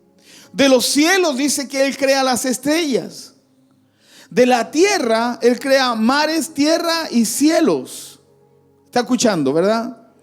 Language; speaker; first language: Spanish; native; Spanish